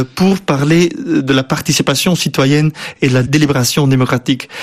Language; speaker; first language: French; non-native, fluent; Dutch